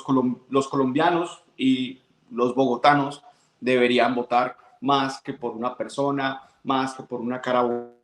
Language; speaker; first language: Spanish; native; Spanish